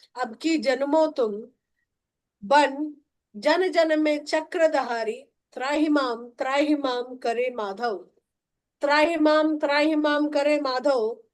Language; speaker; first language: Hindi; non-native, local second language; Bhojpuri